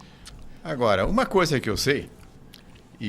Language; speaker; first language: Portuguese; native; Portuguese